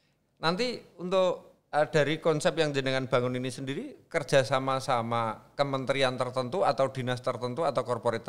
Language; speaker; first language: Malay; non-native, local second language; Javanese